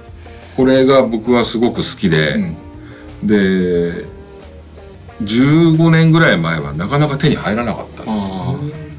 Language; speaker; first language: Japanese; native; Japanese